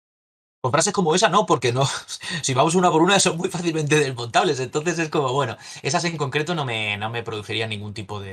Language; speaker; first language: Spanish; native; Spanish